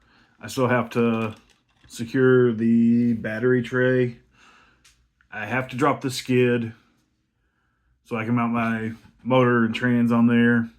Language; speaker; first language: English; native; English